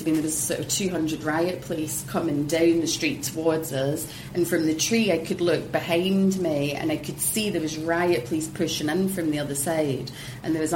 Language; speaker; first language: English; native; English